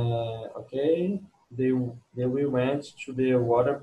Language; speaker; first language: English; non-native, learner; Portuguese